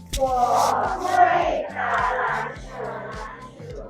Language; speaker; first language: Chinese; non-native, learner; Thai